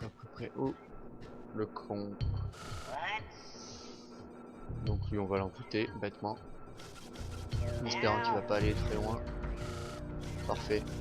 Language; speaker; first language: French; native; French